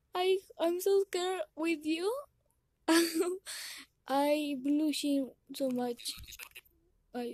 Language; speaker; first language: English; non-native, learner; Spanish